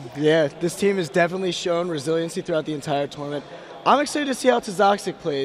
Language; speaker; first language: English; native; English